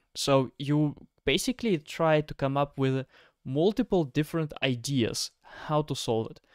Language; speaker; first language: English; non-native, fluent; Ukrainian